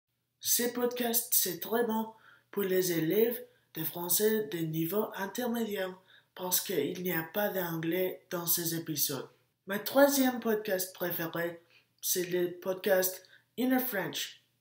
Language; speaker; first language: French; non-native, learner; English